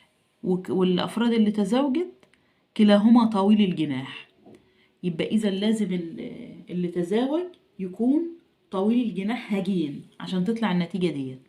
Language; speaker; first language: Arabic; native; Arabic